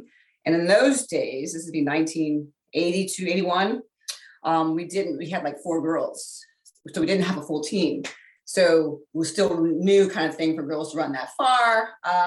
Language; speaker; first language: English; native; English